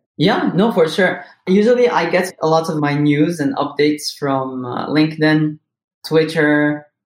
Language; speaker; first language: English; non-native, fluent; Arabic